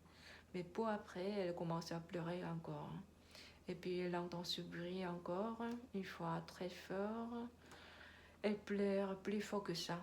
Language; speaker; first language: French; non-native, learner; Korean